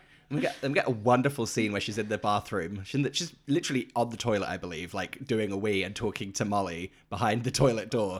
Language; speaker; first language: English; native; English